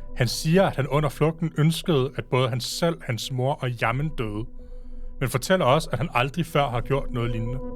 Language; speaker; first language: Danish; native; Danish